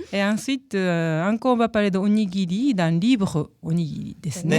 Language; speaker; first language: French; non-native, fluent; Japanese